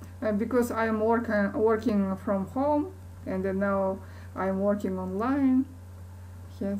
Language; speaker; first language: English; non-native, learner; Kazakh